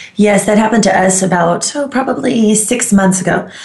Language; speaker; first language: English; non-native, fluent; Greek